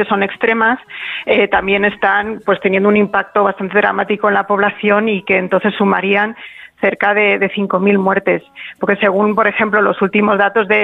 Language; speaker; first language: Spanish; native; Spanish